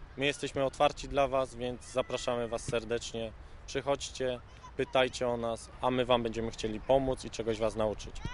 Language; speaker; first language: Polish; native; Polish